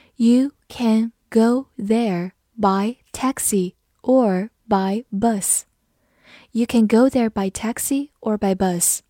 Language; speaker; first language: English; non-native, fluent; Chinese